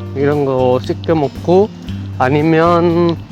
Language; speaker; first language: Korean; non-native, fluent; Sinhala